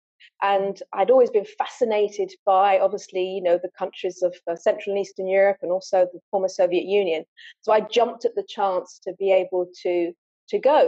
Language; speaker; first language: English; native; English